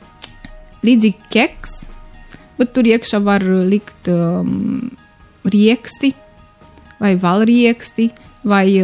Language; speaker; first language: Latvian; non-native, learner; Romanian